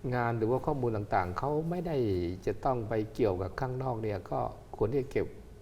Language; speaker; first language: Thai; native; Thai